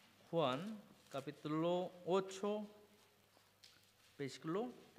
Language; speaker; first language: Spanish; non-native, learner; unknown